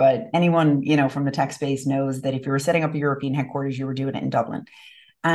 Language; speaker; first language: English; native; English